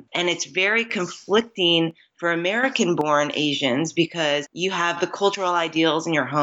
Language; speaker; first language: English; native; English